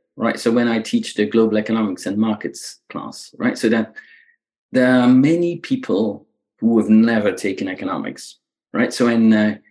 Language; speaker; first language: English; non-native, fluent; Dutch